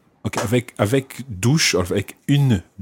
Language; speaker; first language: French; non-native, fluent; English